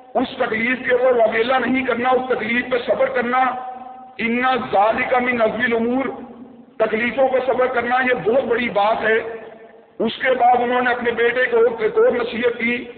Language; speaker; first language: Urdu; non-native, local second language; Punjabi